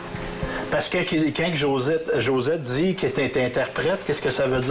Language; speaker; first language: French; native; French